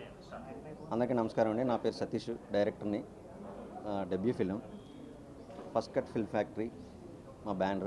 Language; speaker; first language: Telugu; native; Telugu